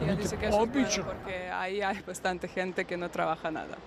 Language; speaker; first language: Spanish; non-native, fluent; Serbian